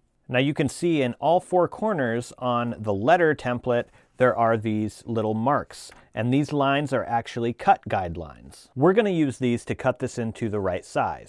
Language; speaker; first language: English; native; English